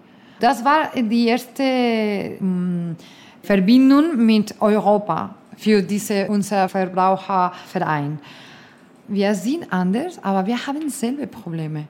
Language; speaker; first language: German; non-native, fluent; Spanish